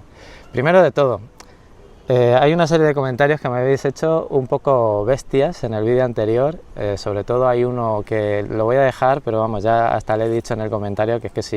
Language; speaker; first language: Spanish; native; Spanish